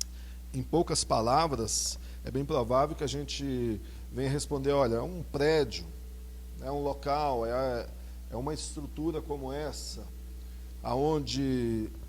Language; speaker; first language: Portuguese; native; Portuguese